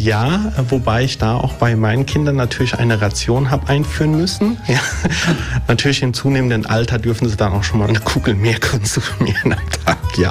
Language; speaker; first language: German; early bilingual, other home language; Italian